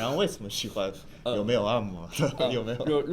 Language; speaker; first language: Chinese; early bilingual, heritage; English